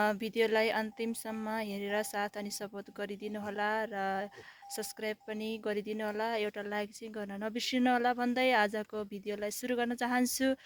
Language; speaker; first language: Nepali; non-native, local second language; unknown